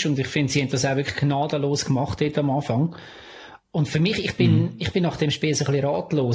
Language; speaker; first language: German; native; German